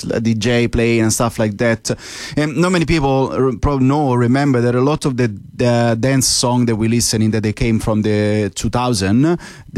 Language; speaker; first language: English; non-native, fluent; Italian